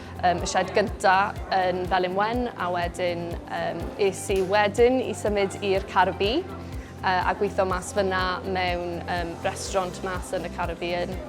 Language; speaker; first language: Welsh; native; Welsh